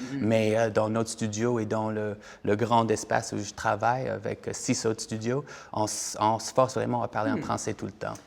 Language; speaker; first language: French; non-native, fluent; English